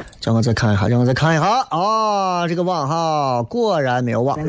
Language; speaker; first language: Chinese; native; Chinese